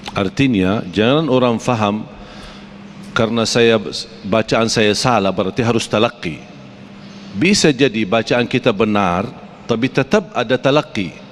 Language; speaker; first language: Malay; non-native, fluent; Arabic